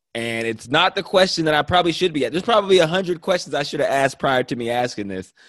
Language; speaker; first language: English; native; English